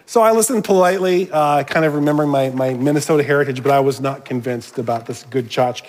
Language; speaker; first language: English; native; English